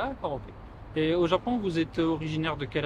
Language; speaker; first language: French; native; French